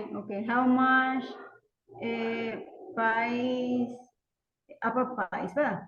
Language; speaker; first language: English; non-native, learner; Spanish